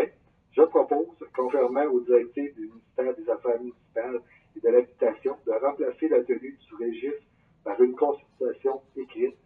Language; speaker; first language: French; native; French